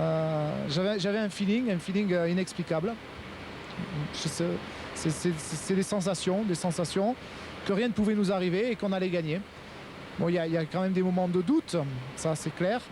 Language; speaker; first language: French; native; French